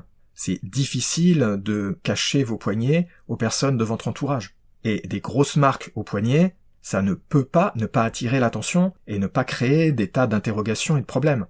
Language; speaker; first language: French; native; French